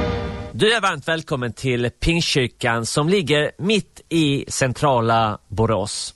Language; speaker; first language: Swedish; native; Swedish